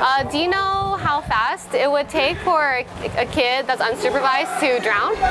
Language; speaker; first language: English; early bilingual, other home language; Vietnamese